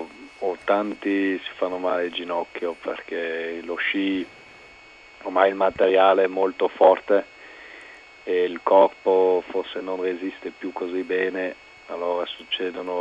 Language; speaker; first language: Italian; non-native, local second language; German